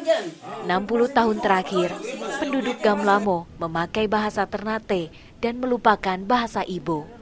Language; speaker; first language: Indonesian; native; Indonesian